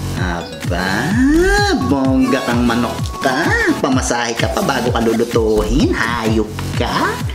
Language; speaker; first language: Filipino; non-native, local second language; Iloko